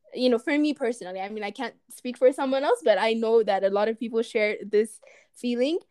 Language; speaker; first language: English; non-native, fluent; Amharic